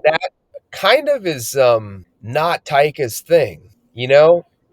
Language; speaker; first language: English; native; English